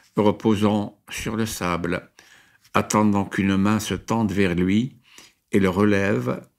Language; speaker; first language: French; non-native, local second language; Arabic